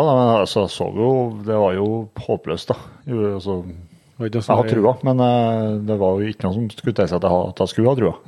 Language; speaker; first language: Norwegian; native; Norwegian